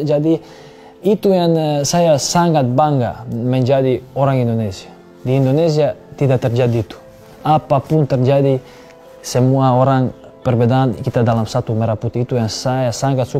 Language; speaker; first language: Indonesian; non-native, fluent; Serbian